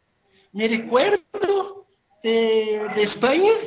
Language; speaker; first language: Spanish; non-native, learner; Portuguese